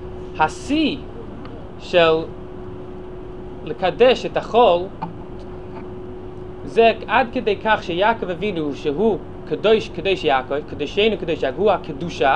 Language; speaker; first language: Hebrew; non-native, fluent; English